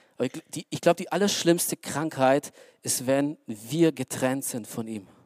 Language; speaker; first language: German; early bilingual, other home language; Romanian